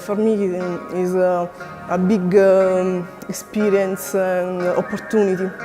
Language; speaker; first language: English; non-native, learner; Italian